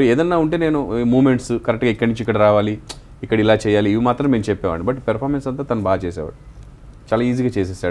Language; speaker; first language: Telugu; native; Telugu